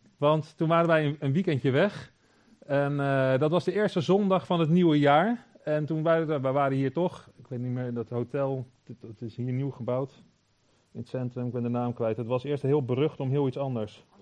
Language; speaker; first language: Dutch; native; Dutch